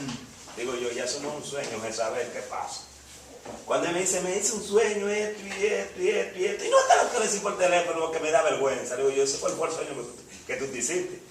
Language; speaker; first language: Spanish; native; Spanish